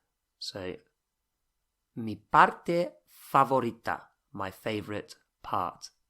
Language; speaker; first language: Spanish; non-native, fluent; English